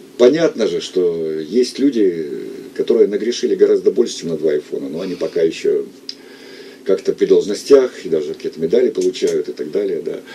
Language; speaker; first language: Russian; native; Russian